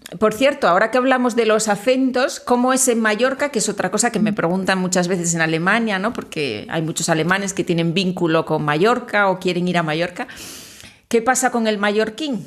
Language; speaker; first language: Spanish; native; Spanish